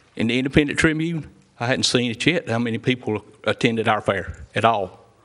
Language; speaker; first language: English; native; English